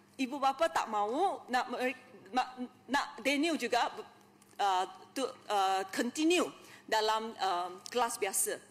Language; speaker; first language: Malay; non-native, local second language; Chinese